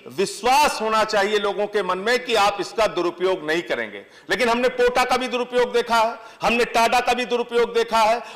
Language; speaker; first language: Hindi; native; Hindi